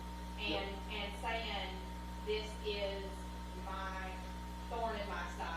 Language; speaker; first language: English; native; English